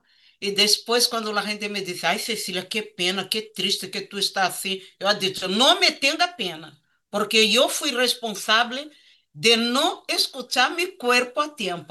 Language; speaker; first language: Portuguese; non-native, learner; Spanish